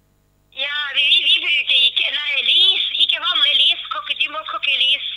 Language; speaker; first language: Norwegian; non-native, learner; Chinese